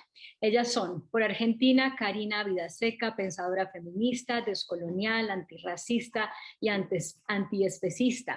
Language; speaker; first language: Spanish; native; Spanish